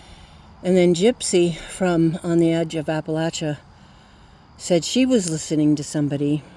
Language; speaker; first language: English; native; English